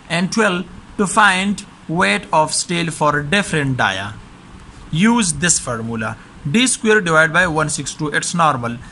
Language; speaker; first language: English; non-native, local second language; Urdu